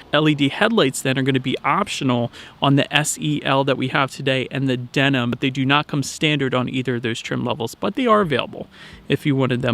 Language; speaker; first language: English; native; English